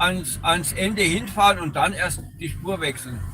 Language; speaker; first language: German; native; German